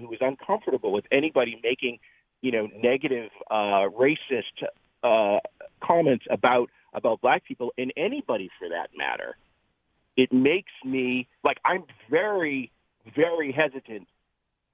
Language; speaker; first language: English; native; English